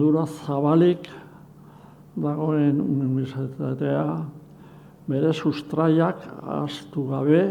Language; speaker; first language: Basque; non-native, local second language; Spanish